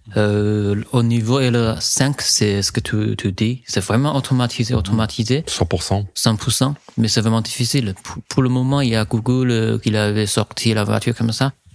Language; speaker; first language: French; non-native, fluent; Chinese